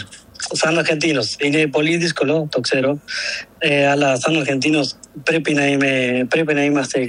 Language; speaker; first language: Greek; non-native, learner; Spanish